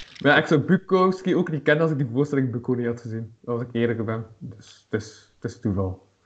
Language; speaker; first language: Dutch; native; Dutch